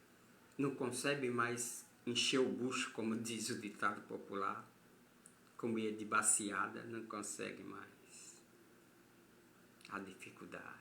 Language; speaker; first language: Portuguese; native; Portuguese